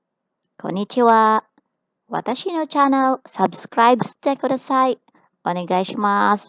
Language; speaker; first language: Japanese; non-native, learner; Filipino